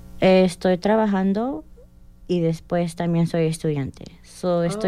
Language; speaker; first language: Spanish; early bilingual, heritage; Spanish